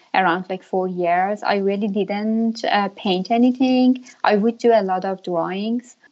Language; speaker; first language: English; non-native, fluent; Persian